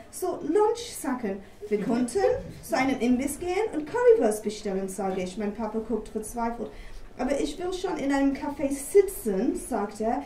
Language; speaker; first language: German; non-native, fluent; English